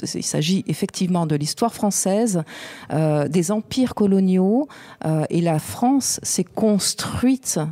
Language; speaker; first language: French; native; French